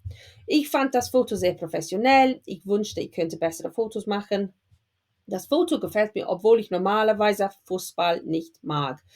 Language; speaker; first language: German; non-native, fluent; English